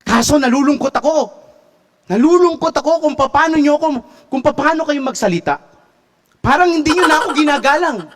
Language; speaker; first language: Filipino; native; Filipino